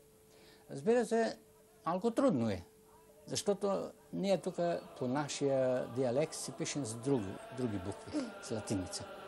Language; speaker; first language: Bulgarian; early bilingual, heritage; Bulgarian